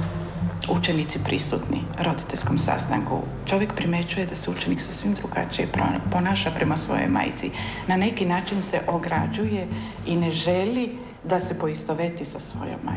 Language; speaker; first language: Serbian; native; Serbian